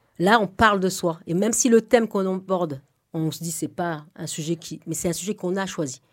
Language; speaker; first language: French; native; French